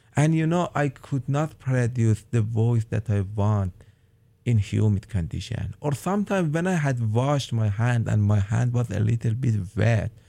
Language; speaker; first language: English; non-native, fluent; Persian